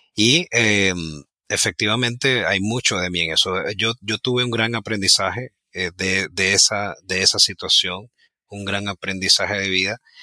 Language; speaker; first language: Spanish; native; Spanish